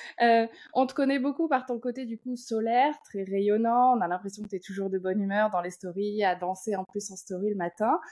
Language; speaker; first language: French; native; French